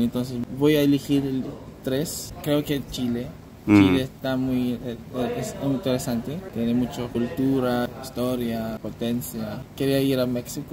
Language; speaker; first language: Spanish; non-native, fluent; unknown